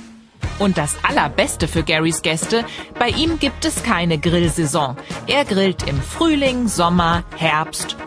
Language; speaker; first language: German; native; German